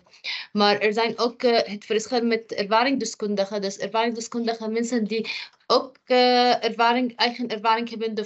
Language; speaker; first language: Dutch; non-native, fluent; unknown